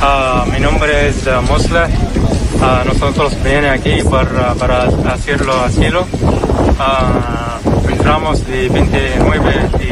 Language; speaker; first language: Spanish; non-native, learner; Arabic